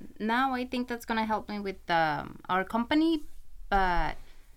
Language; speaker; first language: English; non-native, fluent; Spanish